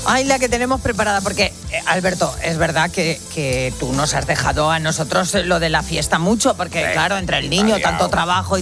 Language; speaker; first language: Spanish; native; Spanish